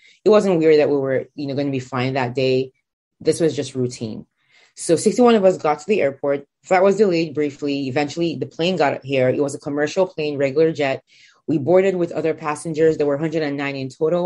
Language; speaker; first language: English; non-native, local second language; Igbo